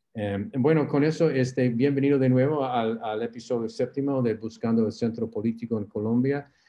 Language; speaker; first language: Spanish; non-native, fluent; English